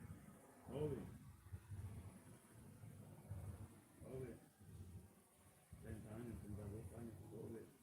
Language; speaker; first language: Spanish; non-native, learner; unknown